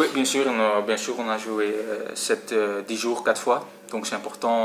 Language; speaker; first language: French; non-native, fluent; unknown